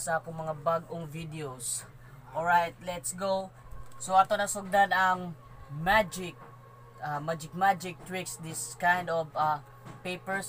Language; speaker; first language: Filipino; non-native, local second language; Cebuano